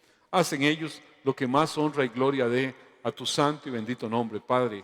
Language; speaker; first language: Spanish; native; Spanish